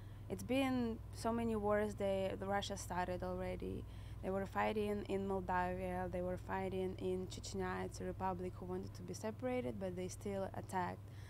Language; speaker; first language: English; non-native, fluent; Russian